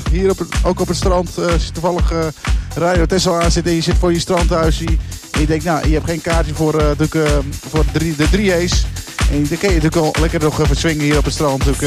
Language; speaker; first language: Dutch; native; Dutch